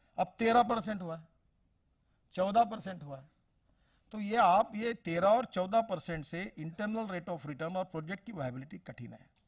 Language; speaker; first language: Hindi; non-native, local second language; Marathi